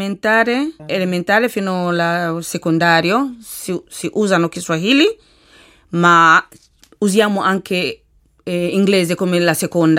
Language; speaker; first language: Italian; non-native, learner; Swahili